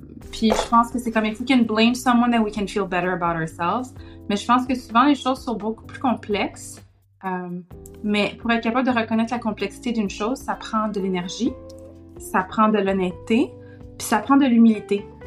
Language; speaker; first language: French; native; French